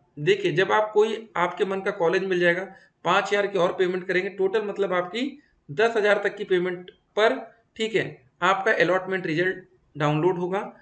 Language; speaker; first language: Hindi; native; Hindi